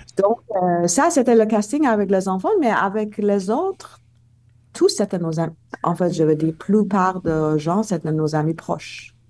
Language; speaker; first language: French; non-native, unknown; Persian